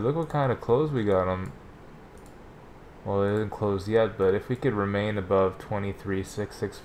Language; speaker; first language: English; native; English